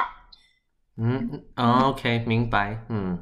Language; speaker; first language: Chinese; early bilingual, heritage; Chinese